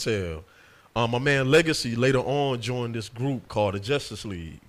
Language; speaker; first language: English; native; English